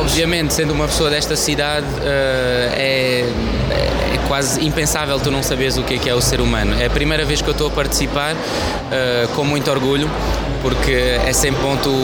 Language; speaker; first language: Portuguese; early bilingual, heritage; Portuguese